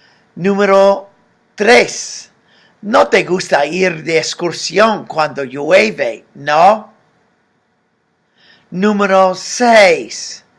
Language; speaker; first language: Spanish; non-native, fluent; English